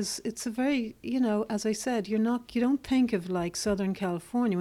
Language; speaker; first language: English; native; English